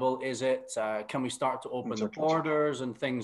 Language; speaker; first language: English; native; English